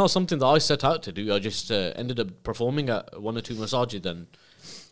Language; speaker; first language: English; native; English